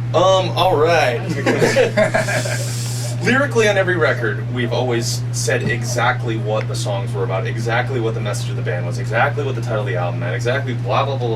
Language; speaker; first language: English; native; English